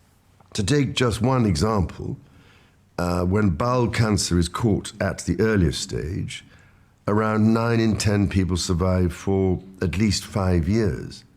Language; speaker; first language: English; native; English